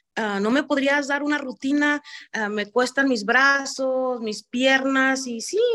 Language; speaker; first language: Spanish; native; Spanish